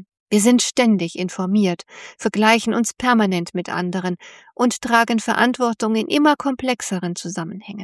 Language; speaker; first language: German; native; German